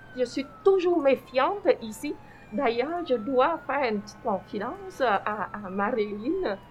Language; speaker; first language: French; non-native, fluent; Vietnamese